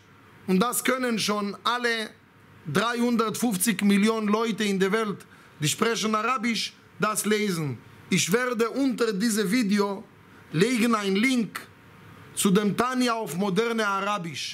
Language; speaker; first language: German; non-native, fluent; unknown